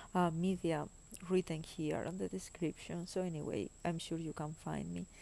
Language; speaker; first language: English; non-native, fluent; Spanish